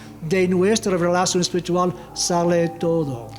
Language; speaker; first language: Spanish; non-native, fluent; English